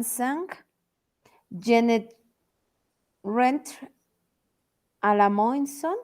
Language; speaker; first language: French; non-native, learner; Spanish